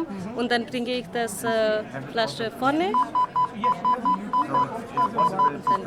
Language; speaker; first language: German; non-native, learner; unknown